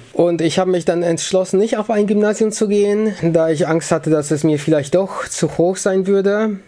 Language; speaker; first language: German; early bilingual, other home language; Polish